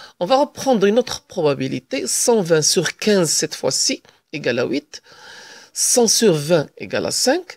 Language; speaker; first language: French; non-native, local second language; Arabic